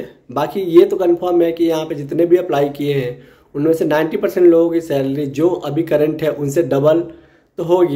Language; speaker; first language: Hindi; native; Hindi